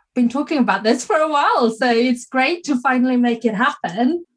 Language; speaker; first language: English; non-native, fluent; Swedish